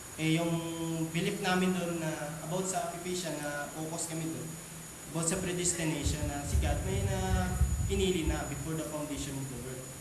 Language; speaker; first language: Filipino; non-native, local second language; Cebuano